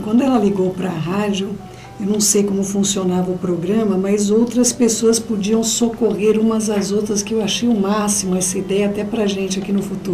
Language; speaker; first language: Portuguese; native; Portuguese